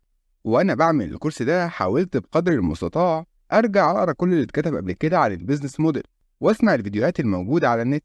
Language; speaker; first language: Arabic; native; Arabic